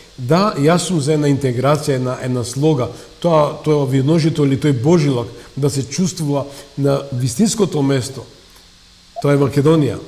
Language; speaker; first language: Macedonian; native; Macedonian